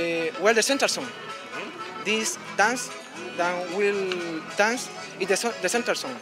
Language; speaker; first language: English; non-native, learner; Spanish